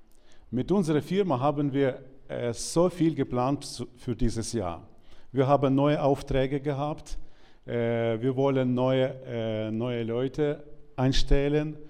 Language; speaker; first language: German; non-native, learner; Ukrainian